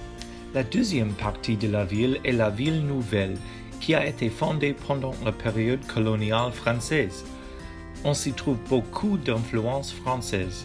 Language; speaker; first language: French; non-native, learner; English